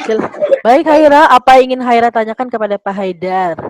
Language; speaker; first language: Indonesian; native; Indonesian